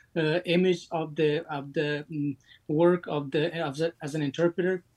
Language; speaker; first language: English; non-native, fluent; Persian